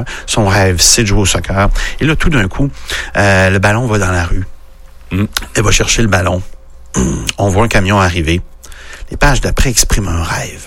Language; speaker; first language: French; native; French